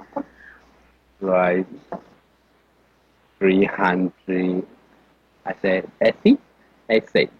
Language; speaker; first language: English; non-native, learner; Chinese